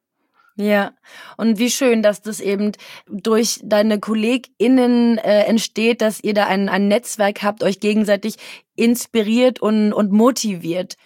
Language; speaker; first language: German; native; German